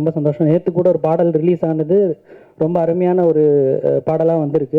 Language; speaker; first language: Tamil; native; Tamil